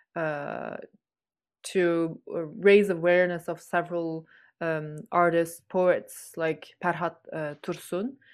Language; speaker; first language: English; non-native, fluent; Chinese